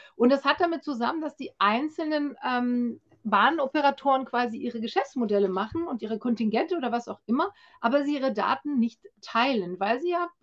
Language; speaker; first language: German; native; German